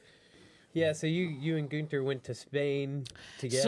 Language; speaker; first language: English; native; English